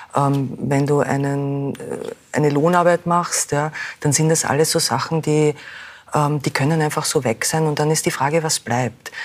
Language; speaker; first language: German; native; German